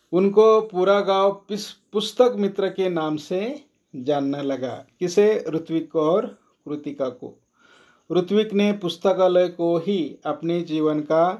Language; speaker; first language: Hindi; non-native, local second language; Marathi